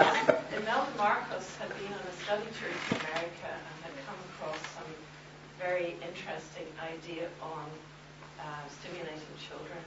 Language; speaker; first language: English; native; English